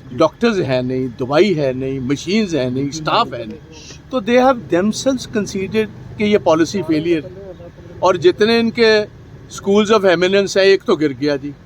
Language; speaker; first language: Hindi; non-native, local second language; Punjabi